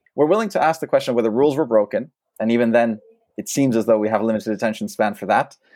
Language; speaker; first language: English; early bilingual, other home language; French